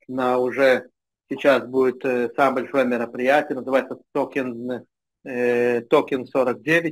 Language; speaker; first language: Russian; non-native, fluent; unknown